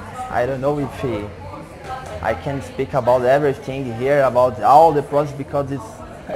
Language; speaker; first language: English; non-native, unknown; Portuguese